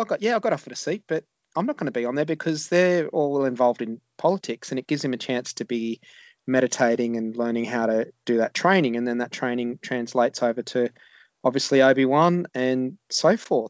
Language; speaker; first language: English; native; English